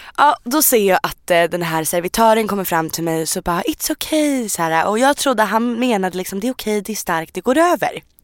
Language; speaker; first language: Swedish; native; Swedish